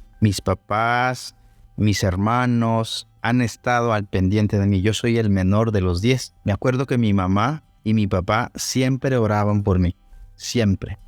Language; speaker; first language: Spanish; non-native, local second language; Zapotec